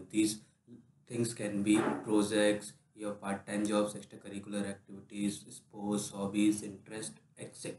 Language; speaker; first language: English; non-native, local second language; Hindi